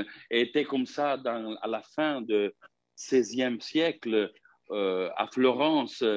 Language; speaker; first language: French; non-native, fluent; Italian